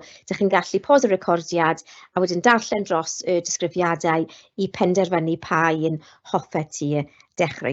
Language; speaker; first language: Welsh; non-native, local second language; English